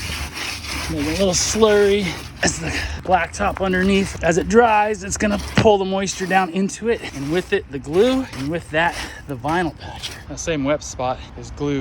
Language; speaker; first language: English; native; English